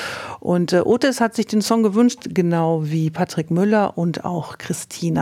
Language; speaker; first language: German; native; German